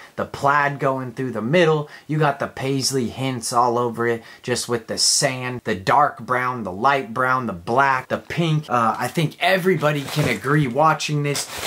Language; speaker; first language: English; native; English